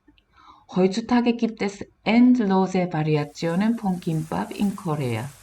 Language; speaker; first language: German; non-native, fluent; Korean